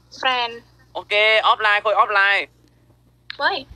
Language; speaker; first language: English; non-native, learner; Vietnamese